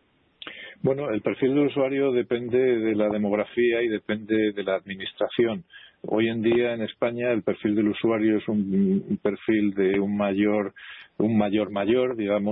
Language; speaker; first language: Spanish; native; Spanish